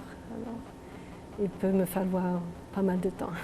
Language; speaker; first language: French; non-native, local second language; English